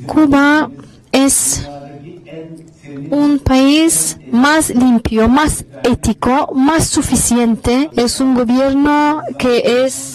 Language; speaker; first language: Spanish; non-native, fluent; Turkish